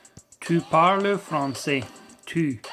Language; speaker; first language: French; non-native, learner; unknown